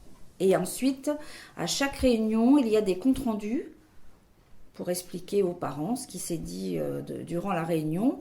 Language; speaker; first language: French; native; French